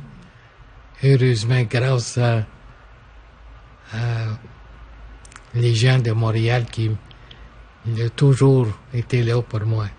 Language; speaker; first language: French; non-native, local second language; English